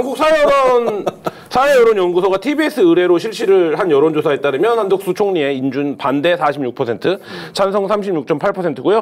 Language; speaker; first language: Korean; native; Korean